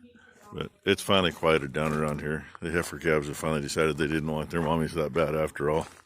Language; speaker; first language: English; native; English